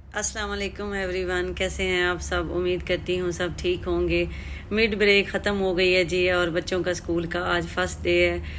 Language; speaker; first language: Urdu; non-native, local second language; Punjabi